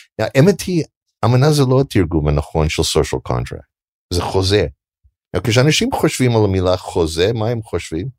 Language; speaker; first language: Hebrew; non-native, fluent; English